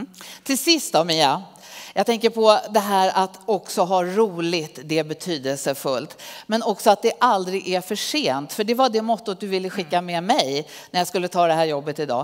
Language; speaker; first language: Swedish; native; Swedish